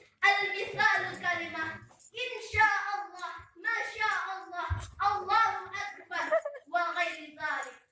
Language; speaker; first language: Arabic; non-native, learner; Indonesian